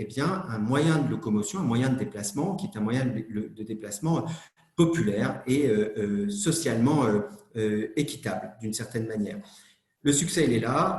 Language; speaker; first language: French; native; French